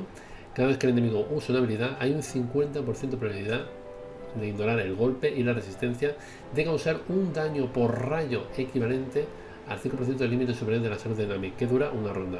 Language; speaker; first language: Spanish; native; Spanish